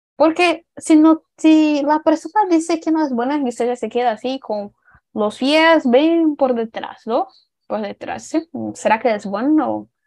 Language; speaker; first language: Spanish; non-native, learner; Portuguese